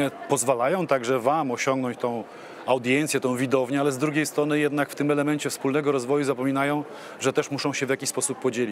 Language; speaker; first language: Polish; native; Polish